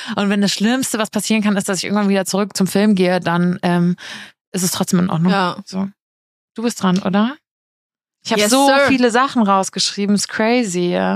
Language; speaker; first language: German; native; German